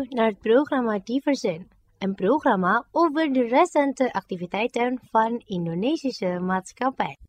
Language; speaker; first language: Dutch; non-native, fluent; Indonesian